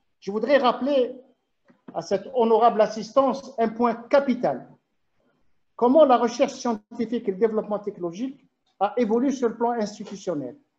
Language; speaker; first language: French; non-native, local second language; Arabic